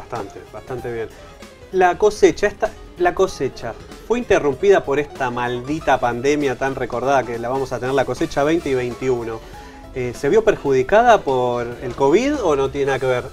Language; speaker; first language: Spanish; native; Spanish